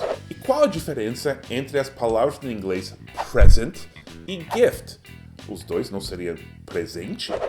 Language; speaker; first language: Portuguese; non-native, fluent; English